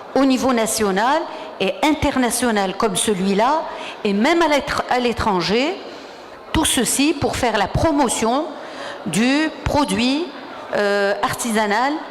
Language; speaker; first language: French; non-native, local second language; Arabic